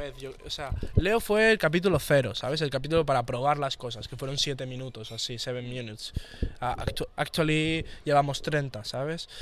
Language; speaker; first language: Spanish; native; Spanish